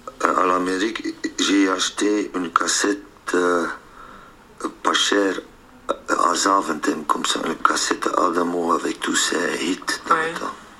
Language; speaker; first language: French; non-native, local second language; Dutch